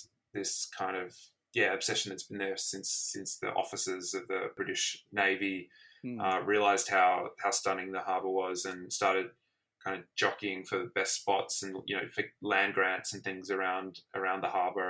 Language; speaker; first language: English; native; English